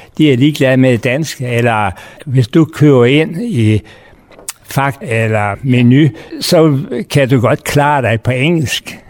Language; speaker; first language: Danish; native; Danish